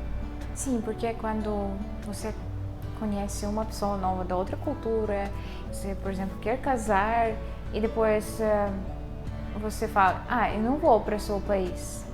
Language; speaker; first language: Portuguese; non-native, fluent; Russian